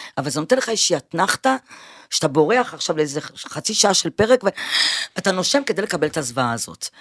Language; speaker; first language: Hebrew; early bilingual, other home language; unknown